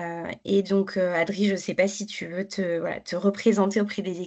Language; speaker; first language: French; native; French